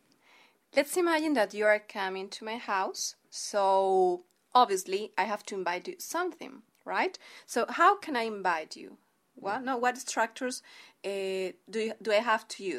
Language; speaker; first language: English; non-native, fluent; Spanish